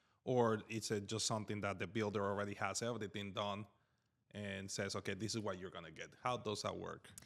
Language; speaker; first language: English; native; English